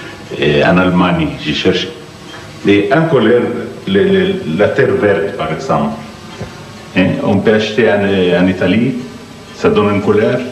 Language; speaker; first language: French; non-native, fluent; Arabic